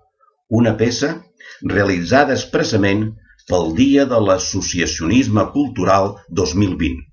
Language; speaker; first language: Catalan; native; Catalan